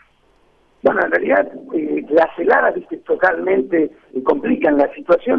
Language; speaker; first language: Spanish; native; Spanish